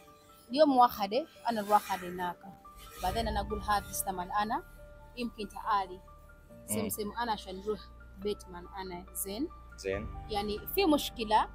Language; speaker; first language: Arabic; non-native, learner; Ganda